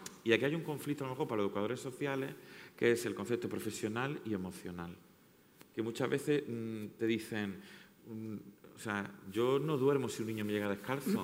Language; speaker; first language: Spanish; native; Spanish